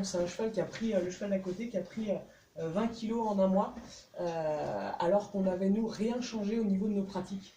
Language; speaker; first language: French; native; French